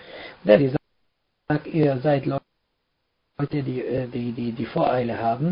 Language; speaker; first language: German; non-native, fluent; Arabic